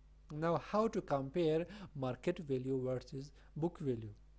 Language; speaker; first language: English; non-native, fluent; Pashto